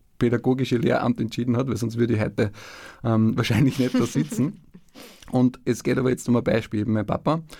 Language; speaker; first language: German; native; German